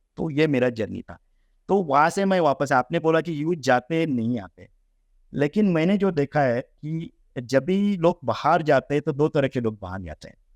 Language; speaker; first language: Hindi; non-native, local second language; Marathi